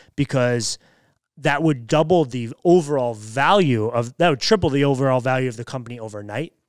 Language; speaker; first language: English; native; English